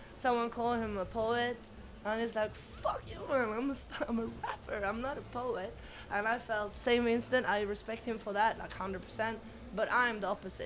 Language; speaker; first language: English; non-native, fluent; Swedish